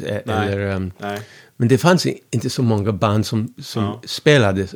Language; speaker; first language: Swedish; non-native, fluent; English